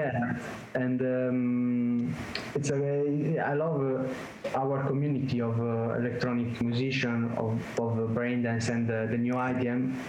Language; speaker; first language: English; non-native, learner; Italian